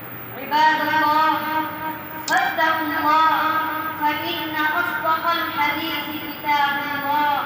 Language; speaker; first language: Arabic; non-native, learner; Urdu